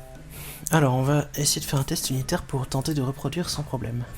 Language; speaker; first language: French; native; French